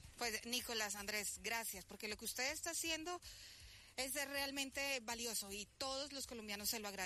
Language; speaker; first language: Spanish; native; Spanish